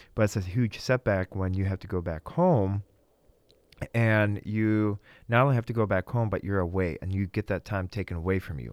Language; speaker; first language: English; early bilingual, other home language; Russian